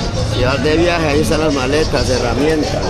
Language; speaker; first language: Spanish; native; Spanish